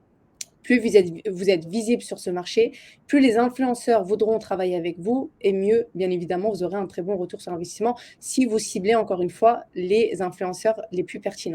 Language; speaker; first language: French; native; French